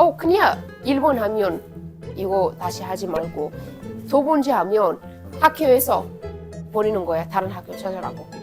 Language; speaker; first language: Korean; non-native, fluent; Arabic